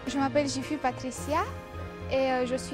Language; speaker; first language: French; non-native, fluent; Romanian